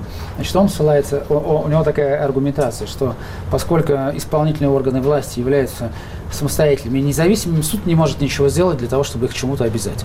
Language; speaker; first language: Russian; native; Russian